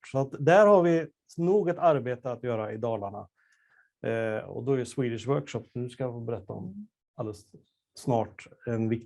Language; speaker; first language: Swedish; native; Swedish